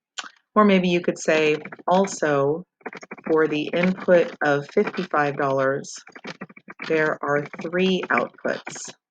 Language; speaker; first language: English; native; English